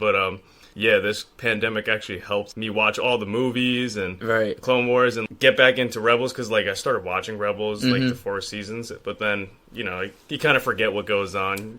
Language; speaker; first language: English; native; English